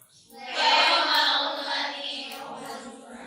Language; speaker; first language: Arabic; non-native, learner; Indonesian